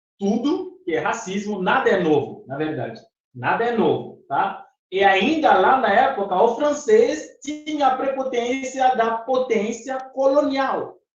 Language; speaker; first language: Portuguese; non-native, fluent; Fon